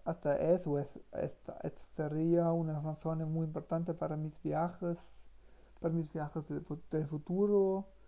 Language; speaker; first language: Spanish; non-native, learner; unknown